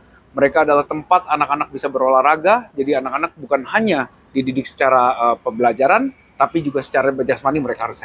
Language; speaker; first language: Indonesian; native; Indonesian